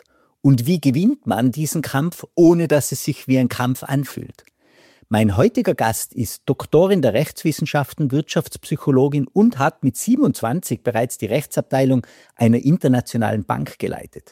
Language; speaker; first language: German; native; German